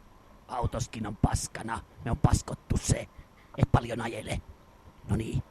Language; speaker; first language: Finnish; native; Finnish